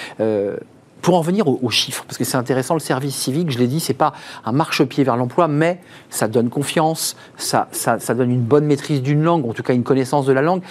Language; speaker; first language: French; native; French